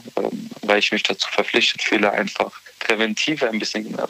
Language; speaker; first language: German; native; German